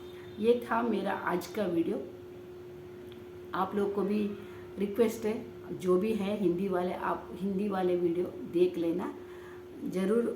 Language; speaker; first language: Hindi; non-native, local second language; Kannada